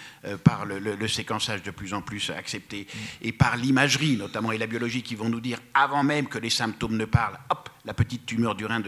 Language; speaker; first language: French; native; French